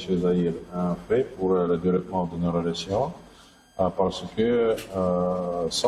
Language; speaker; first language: French; non-native, fluent; Russian